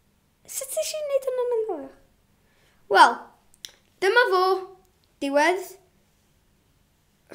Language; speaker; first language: Welsh; non-native, local second language; English